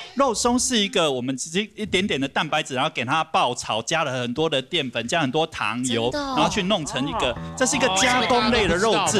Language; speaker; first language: Chinese; native; Chinese